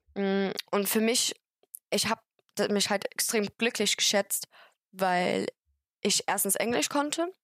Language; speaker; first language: German; non-native, fluent; English